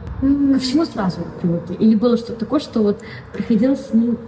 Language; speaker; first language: Russian; native; Russian